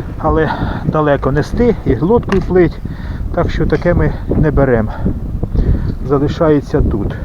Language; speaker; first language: Ukrainian; non-native, local second language; Russian